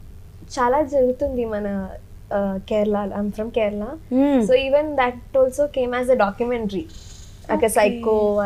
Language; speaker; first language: Telugu; non-native, learner; Malayalam